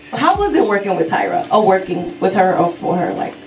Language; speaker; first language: English; native; English